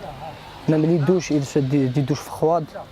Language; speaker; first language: French; non-native, local second language; Berber languages